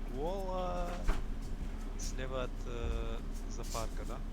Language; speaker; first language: Russian; non-native, learner; English